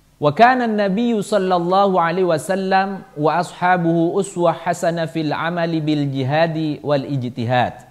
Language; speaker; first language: Arabic; non-native, fluent; Indonesian